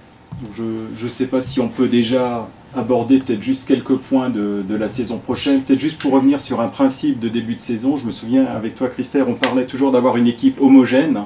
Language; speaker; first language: French; native; French